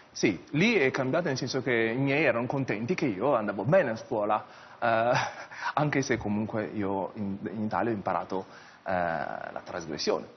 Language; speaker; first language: Italian; early bilingual, other home language; Chinese